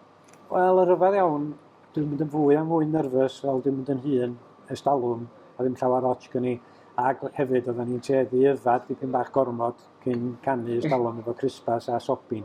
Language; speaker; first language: Welsh; native; Welsh